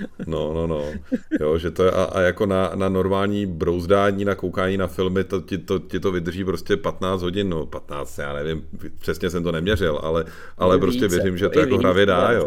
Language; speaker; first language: Czech; native; Czech